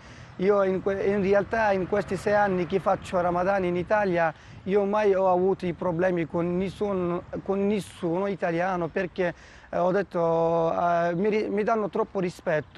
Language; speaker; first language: Italian; non-native, learner; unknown